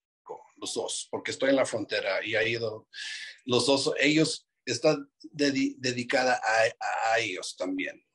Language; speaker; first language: Spanish; non-native, fluent; English